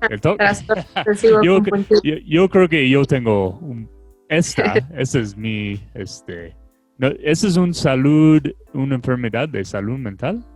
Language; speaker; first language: Spanish; non-native, fluent; English